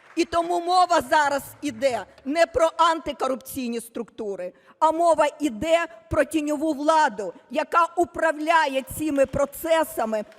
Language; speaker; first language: Ukrainian; non-native, local second language; Russian